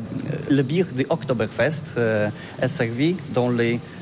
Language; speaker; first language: French; non-native, learner; Polish